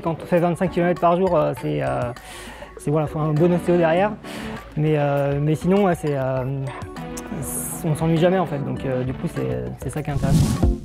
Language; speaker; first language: French; native; French